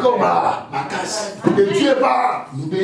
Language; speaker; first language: French; non-native, local second language; Lingala